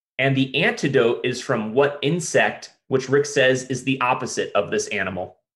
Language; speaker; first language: English; native; English